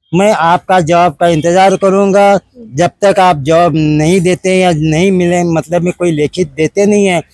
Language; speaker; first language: Hindi; non-native, local second language; Marathi